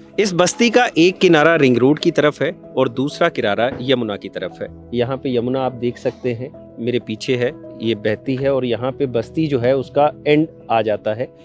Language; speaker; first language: Hindi; native; Hindi